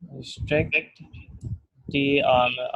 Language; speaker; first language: German; non-native, learner; Hindi